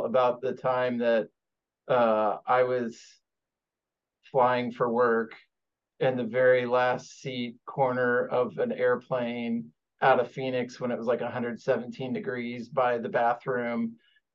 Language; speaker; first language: English; native; English